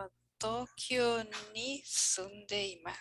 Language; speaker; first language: Japanese; non-native, learner; English